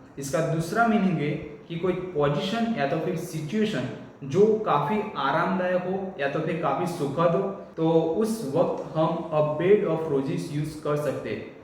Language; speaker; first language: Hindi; non-native, local second language; Gujarati